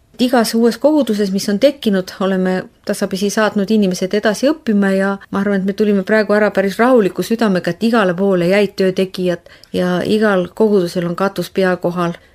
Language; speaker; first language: Estonian; native; Estonian